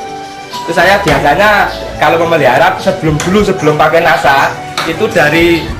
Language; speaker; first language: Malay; non-native, local second language; Javanese